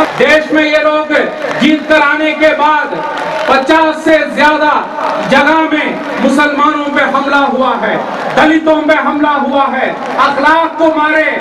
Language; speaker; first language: Urdu; native; Urdu